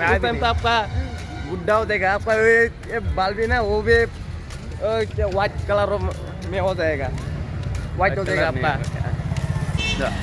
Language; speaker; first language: Hindi; non-native, local second language; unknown